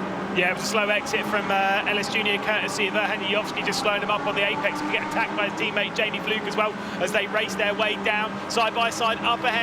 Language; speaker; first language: English; native; English